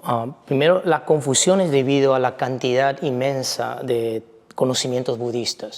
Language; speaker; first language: Spanish; non-native, fluent; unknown